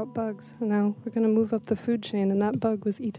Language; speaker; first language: English; native; English